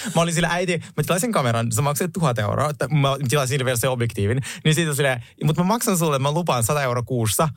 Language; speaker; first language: Finnish; early bilingual, other home language; Russian